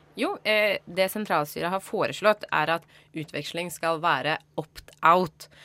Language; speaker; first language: Norwegian; native; Norwegian